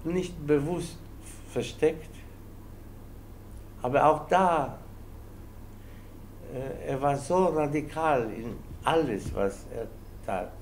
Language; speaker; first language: German; non-native, fluent; Spanish